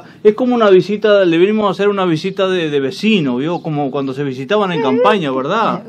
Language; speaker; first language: Spanish; native; Spanish